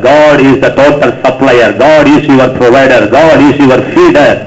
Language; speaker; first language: English; non-native, local second language; Tamil